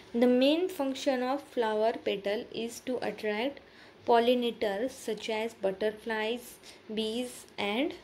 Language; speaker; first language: English; non-native, local second language; Marathi